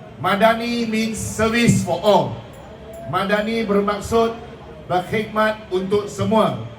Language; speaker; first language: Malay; non-native, local second language; Chinese